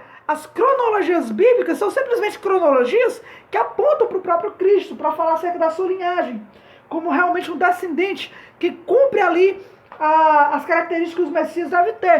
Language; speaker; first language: Portuguese; native; Portuguese